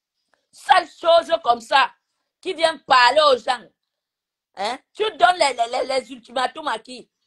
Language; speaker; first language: French; non-native, local second language; Lingala